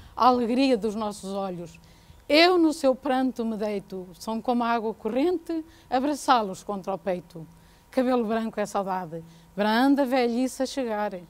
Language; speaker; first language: Portuguese; native; Portuguese